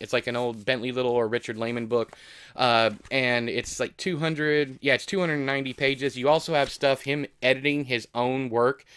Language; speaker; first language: English; native; English